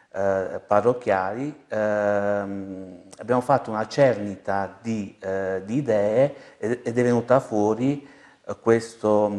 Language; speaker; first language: Italian; native; Italian